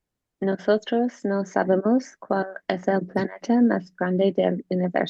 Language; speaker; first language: Spanish; non-native, learner; English